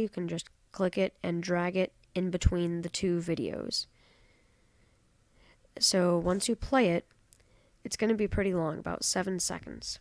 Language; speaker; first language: English; native; English